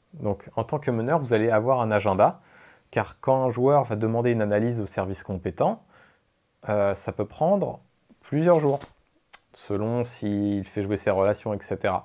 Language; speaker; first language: French; native; French